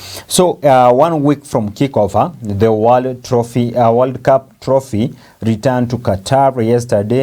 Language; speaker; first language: English; non-native, local second language; Swahili